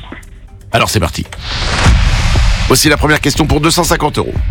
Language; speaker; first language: French; native; French